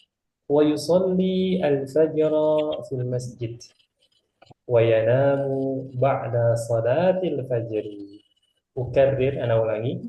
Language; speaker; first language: Arabic; non-native, fluent; Indonesian